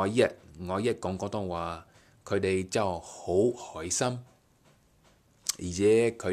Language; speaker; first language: Cantonese; non-native, learner; English